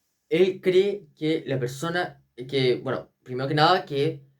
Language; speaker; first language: Spanish; native; Spanish